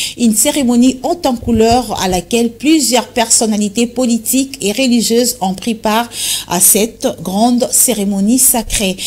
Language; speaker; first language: French; non-native, local second language; Lingala